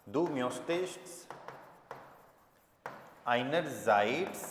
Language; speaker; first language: German; non-native, fluent; Hindi